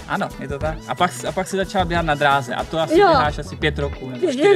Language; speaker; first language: Czech; native; Czech